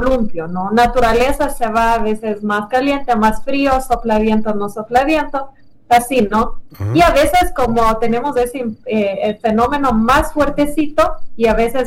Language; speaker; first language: Spanish; non-native, fluent; Lithuanian